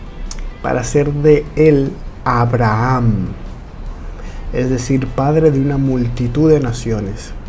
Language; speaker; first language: Spanish; native; Spanish